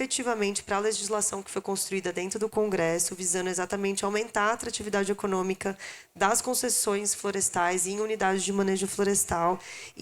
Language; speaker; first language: Portuguese; native; Portuguese